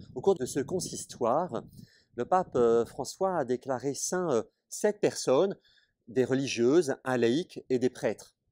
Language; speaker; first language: French; native; French